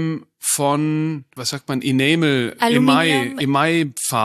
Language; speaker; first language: German; native; German